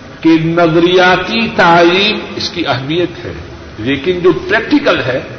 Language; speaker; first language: Urdu; non-native, local second language; Punjabi